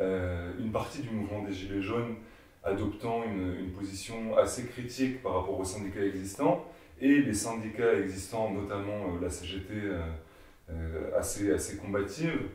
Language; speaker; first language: French; native; French